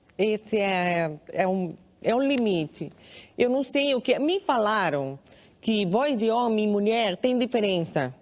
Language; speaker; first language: Portuguese; non-native, local second language; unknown